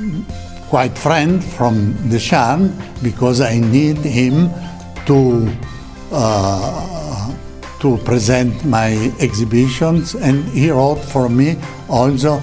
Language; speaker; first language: English; non-native, learner; Italian